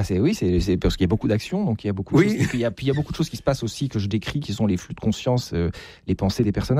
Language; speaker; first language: French; native; French